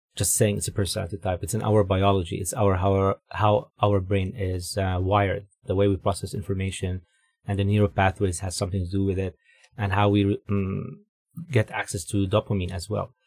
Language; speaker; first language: English; non-native, fluent; Arabic